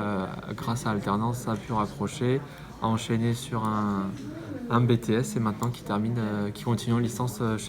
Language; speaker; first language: French; native; French